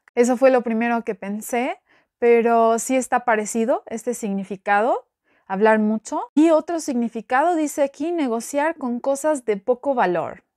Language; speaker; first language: Spanish; non-native, fluent; Albanian